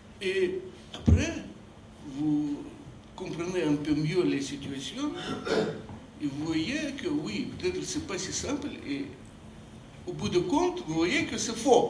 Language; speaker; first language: French; non-native, fluent; Russian